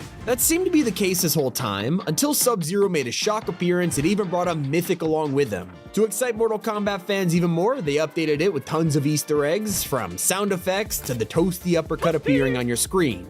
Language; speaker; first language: English; native; English